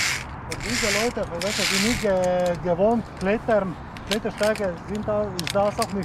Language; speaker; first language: German; non-native, learner; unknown